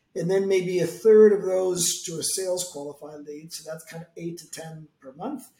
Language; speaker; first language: English; native; English